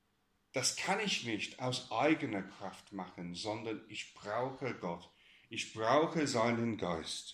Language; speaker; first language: German; non-native, fluent; English